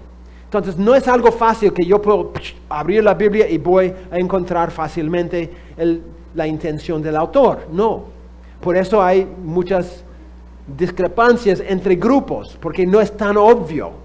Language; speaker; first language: Spanish; non-native, fluent; English